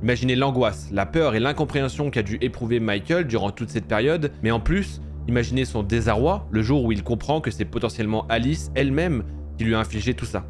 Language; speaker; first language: French; native; French